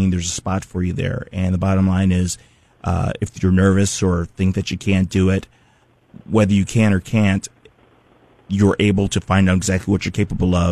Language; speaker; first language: English; native; English